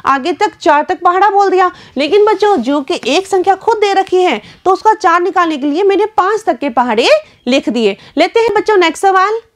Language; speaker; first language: Hindi; native; Hindi